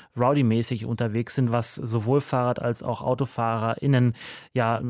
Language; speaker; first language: German; native; German